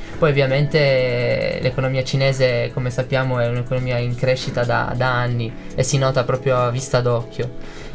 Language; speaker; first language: Italian; early bilingual, other home language; Arabic